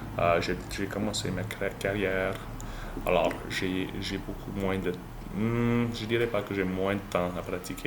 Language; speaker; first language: French; non-native, learner; English